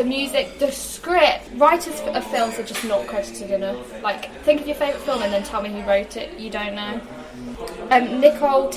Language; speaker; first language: English; native; English